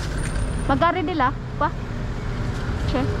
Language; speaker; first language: Italian; non-native, learner; Filipino